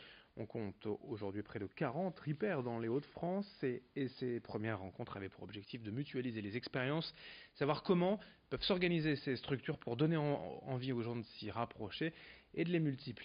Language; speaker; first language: French; native; French